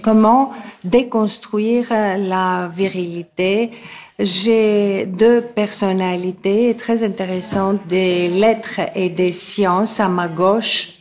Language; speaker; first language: French; non-native, fluent; Greek